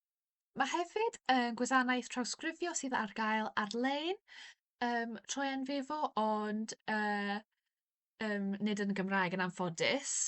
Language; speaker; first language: Welsh; non-native, local second language; English